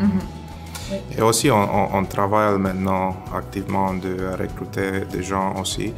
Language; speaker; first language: French; non-native, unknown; Romanian